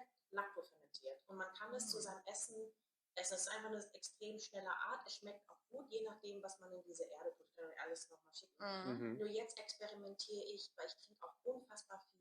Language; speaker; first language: German; native; German